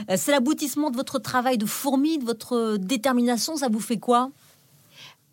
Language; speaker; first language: French; native; French